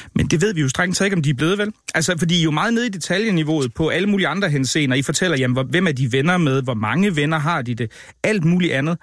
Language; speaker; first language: Danish; native; Danish